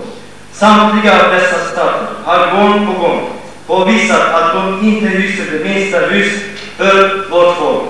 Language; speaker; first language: Swedish; non-native, fluent; Kurdish